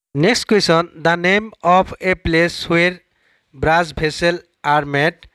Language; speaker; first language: English; non-native, local second language; Assamese